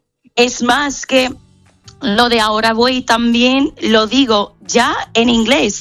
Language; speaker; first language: Spanish; non-native, fluent; English